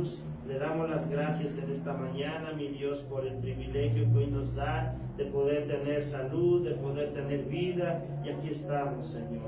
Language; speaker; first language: Spanish; native; Spanish